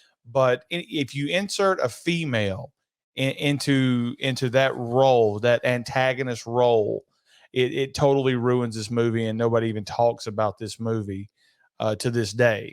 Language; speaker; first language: English; native; English